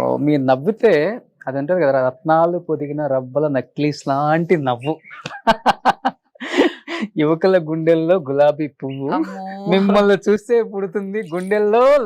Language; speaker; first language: Telugu; native; Telugu